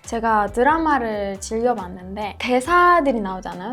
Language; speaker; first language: Korean; non-native, fluent; Persian